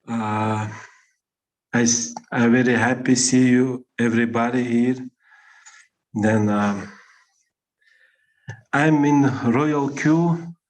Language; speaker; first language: English; non-native, learner; Russian